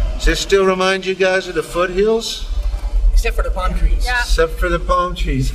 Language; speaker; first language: English; native; English